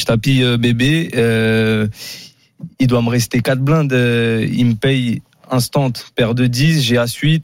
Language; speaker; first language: French; native; French